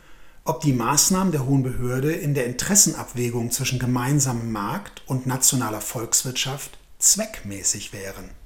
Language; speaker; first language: German; native; German